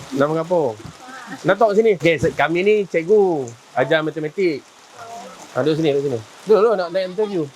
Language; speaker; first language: Malay; native; Malay